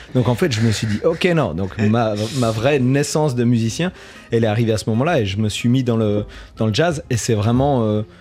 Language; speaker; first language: French; native; French